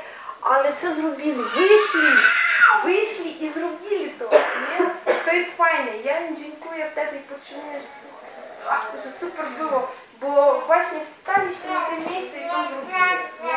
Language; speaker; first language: Polish; non-native, fluent; Ukrainian